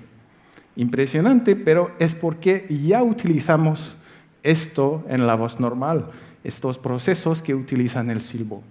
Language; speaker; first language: Spanish; non-native, fluent; French